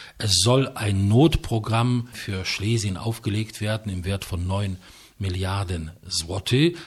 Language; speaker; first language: German; non-native, fluent; Polish